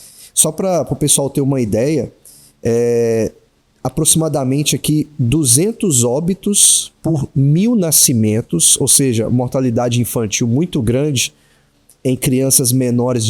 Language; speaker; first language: Portuguese; native; Portuguese